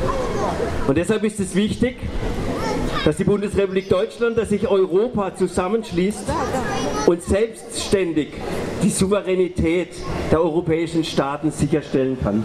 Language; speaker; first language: German; native; German